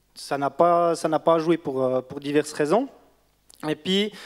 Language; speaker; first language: French; native; French